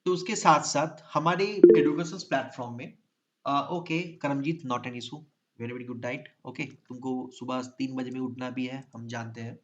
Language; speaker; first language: Hindi; non-native, local second language; Bangla